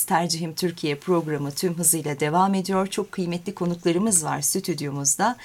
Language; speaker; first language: Turkish; native; Turkish